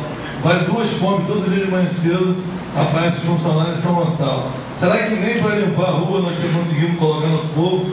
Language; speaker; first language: Portuguese; native; Portuguese